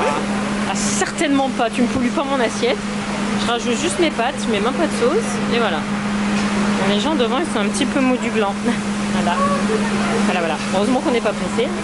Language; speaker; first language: French; native; French